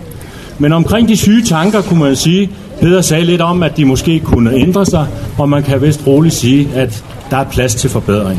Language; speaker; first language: Danish; native; Danish